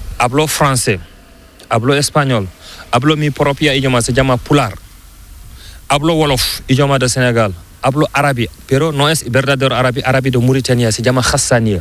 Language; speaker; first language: Spanish; non-native, learner; Fula